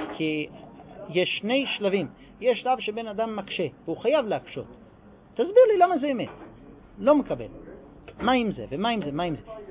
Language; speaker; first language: Hebrew; non-native, fluent; English